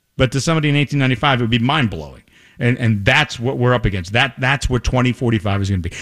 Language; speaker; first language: English; native; English